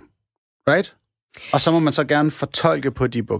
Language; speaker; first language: Danish; native; Danish